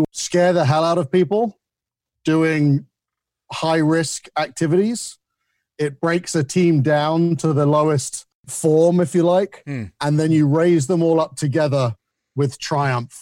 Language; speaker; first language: English; native; English